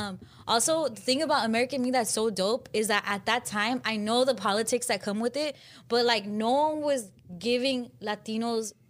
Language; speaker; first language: English; early bilingual, other home language; Spanish